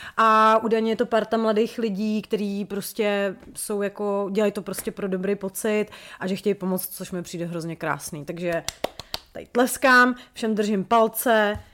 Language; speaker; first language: Czech; native; Czech